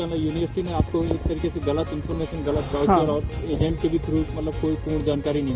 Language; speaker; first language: Hindi; native; Hindi